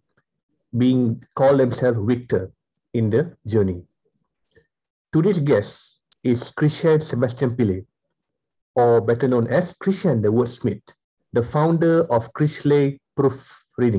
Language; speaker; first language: English; non-native, local second language; Tamil